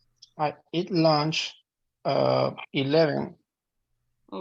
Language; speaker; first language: English; non-native, learner; Spanish